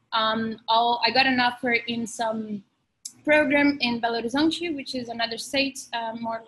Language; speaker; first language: English; non-native, fluent; Portuguese